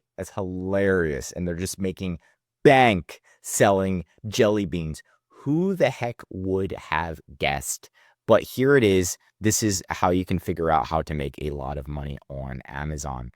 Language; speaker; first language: English; native; English